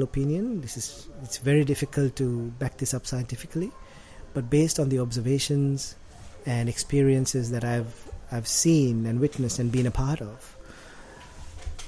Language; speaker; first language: English; non-native, local second language; Sinhala